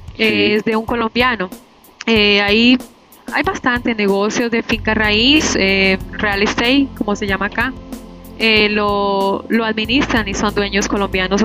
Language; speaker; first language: Spanish; native; Spanish